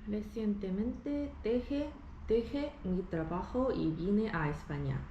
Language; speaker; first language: Spanish; non-native, learner; Korean